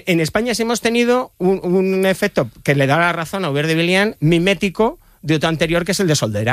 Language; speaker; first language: Spanish; native; Spanish